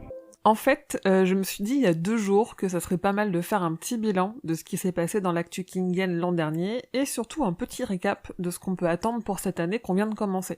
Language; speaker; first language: French; native; French